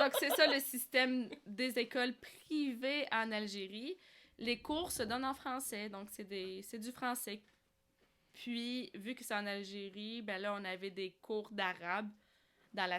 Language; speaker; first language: French; early bilingual, other home language; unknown